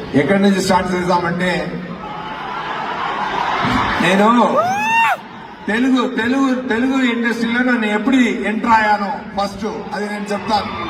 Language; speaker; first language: Telugu; non-native, fluent; Tamil